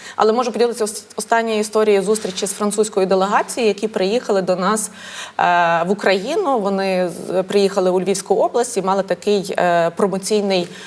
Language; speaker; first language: Ukrainian; native; Ukrainian